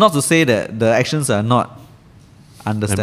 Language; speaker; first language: English; native; English